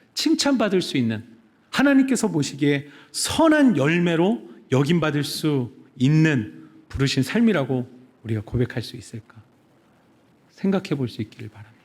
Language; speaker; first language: Korean; native; Korean